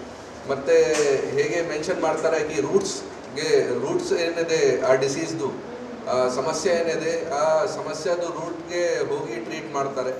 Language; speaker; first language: Kannada; non-native, fluent; Hindi